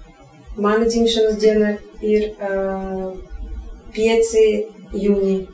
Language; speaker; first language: Latvian; non-native, learner; Russian